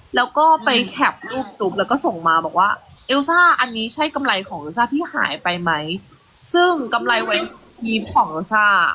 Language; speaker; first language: Thai; native; Thai